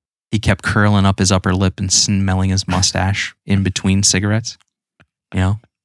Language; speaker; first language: English; native; English